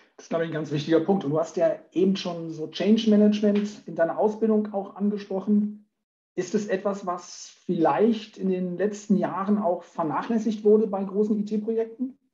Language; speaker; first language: German; native; German